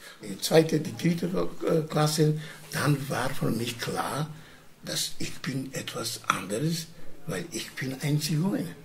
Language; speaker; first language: German; non-native, learner; Romany